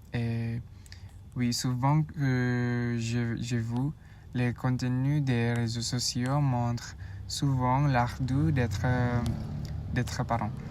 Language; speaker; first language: French; non-native, learner; Indonesian